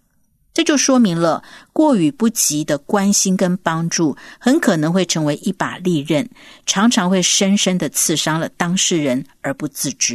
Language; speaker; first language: Chinese; native; Chinese